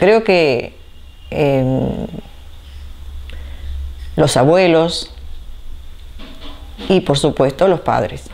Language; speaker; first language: Spanish; early bilingual, other home language; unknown